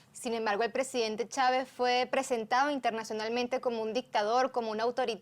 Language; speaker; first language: Spanish; native; Spanish